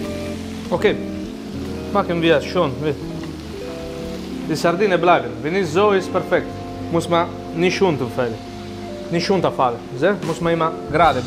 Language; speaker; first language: German; non-native, learner; Italian